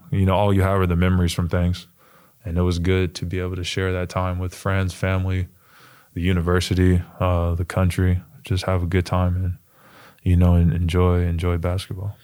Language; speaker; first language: English; native; English